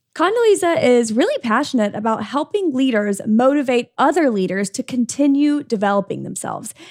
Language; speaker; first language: English; native; English